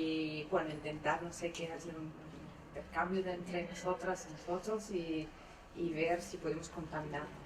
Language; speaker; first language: Spanish; non-native, fluent; Italian